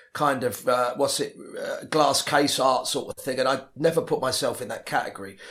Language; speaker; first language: English; native; English